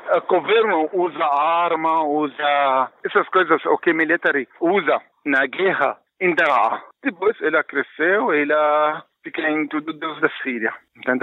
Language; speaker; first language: Portuguese; non-native, learner; Arabic